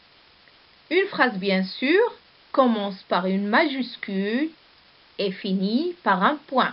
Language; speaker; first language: French; non-native, local second language; Arabic